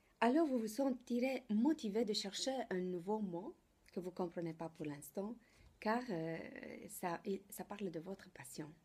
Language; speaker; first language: French; non-native, fluent; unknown